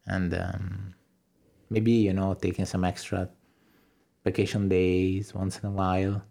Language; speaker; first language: English; non-native, fluent; Italian